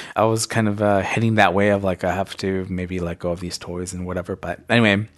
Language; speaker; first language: English; early bilingual, other home language; Spanish